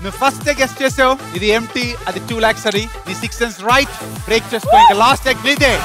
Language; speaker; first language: Telugu; native; Telugu